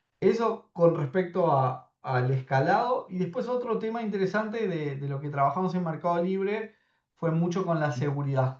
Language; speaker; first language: Spanish; native; Spanish